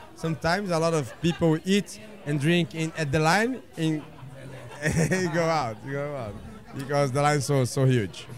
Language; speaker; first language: English; non-native, fluent; Portuguese